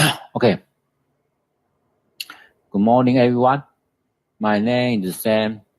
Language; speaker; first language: English; non-native, learner; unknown